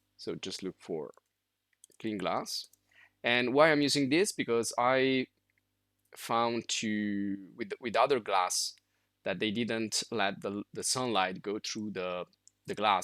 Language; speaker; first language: English; non-native, fluent; Italian